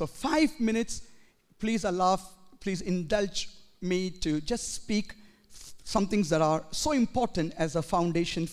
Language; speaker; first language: English; non-native, local second language; Malayalam